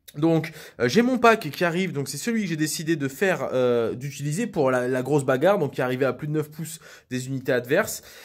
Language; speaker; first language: French; native; French